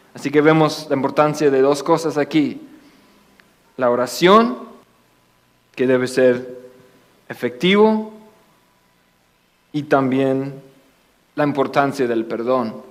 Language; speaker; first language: Spanish; non-native, fluent; English